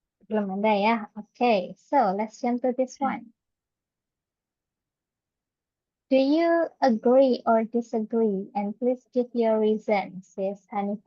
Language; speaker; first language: English; non-native, fluent; Indonesian